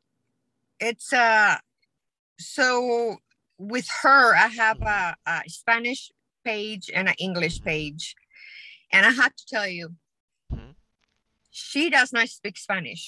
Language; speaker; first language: English; non-native, fluent; Spanish